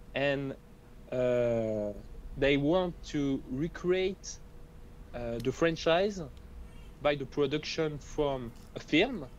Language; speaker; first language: English; non-native, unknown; French